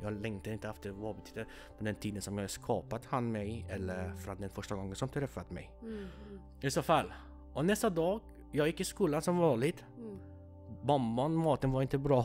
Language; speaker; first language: Swedish; non-native, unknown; Persian